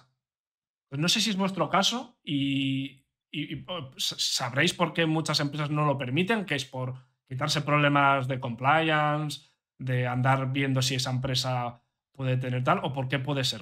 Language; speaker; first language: Spanish; native; Spanish